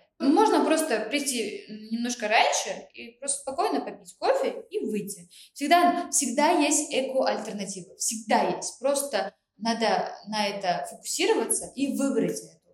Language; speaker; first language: Russian; non-native, local second language; Uzbek